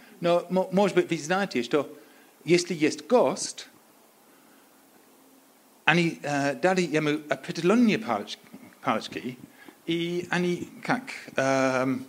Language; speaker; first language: Russian; non-native, learner; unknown